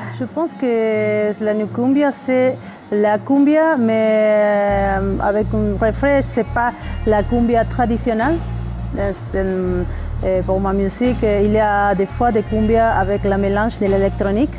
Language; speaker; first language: French; non-native, learner; Spanish